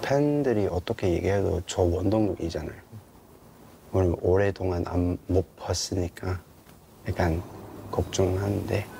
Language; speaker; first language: Korean; non-native, fluent; Cantonese